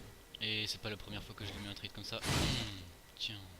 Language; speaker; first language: French; native; French